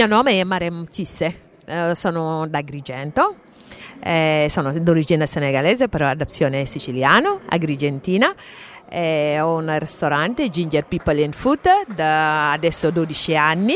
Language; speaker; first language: Italian; non-native, fluent; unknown